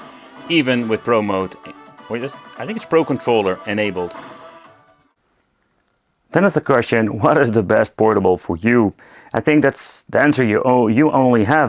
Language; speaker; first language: English; non-native, fluent; Dutch